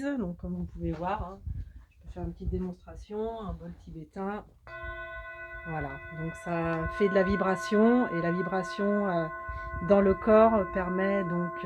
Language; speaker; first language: French; native; French